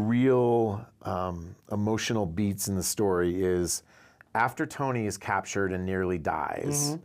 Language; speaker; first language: English; native; English